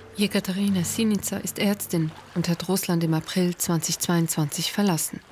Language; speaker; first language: German; native; German